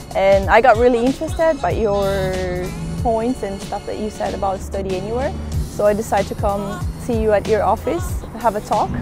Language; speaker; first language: English; non-native, fluent; Portuguese